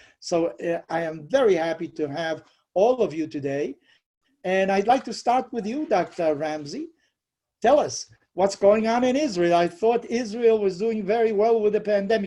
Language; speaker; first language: English; non-native, fluent; Spanish